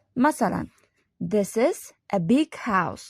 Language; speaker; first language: English; non-native, fluent; Uzbek